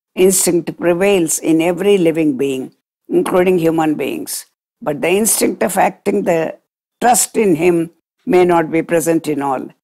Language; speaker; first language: English; non-native, local second language; Telugu